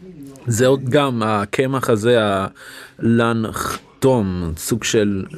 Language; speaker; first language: Hebrew; non-native, fluent; English